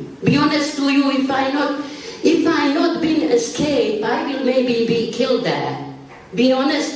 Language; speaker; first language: English; non-native, learner; Bosnian